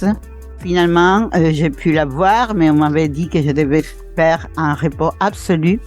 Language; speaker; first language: French; non-native, fluent; Spanish